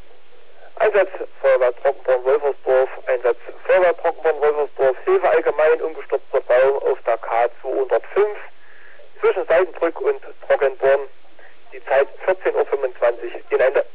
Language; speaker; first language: German; native; German